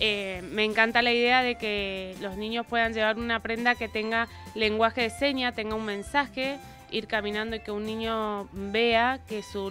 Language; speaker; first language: Spanish; native; Spanish